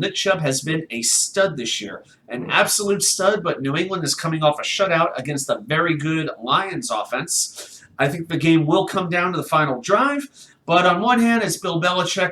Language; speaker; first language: English; native; English